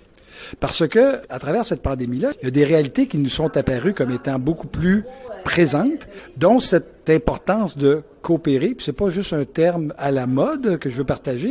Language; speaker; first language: French; native; French